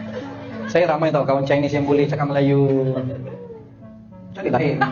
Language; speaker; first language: Malay; native; Malay